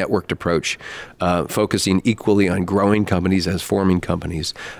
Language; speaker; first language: English; native; English